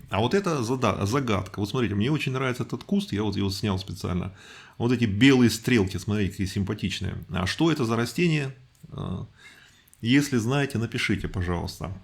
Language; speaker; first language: Russian; native; Russian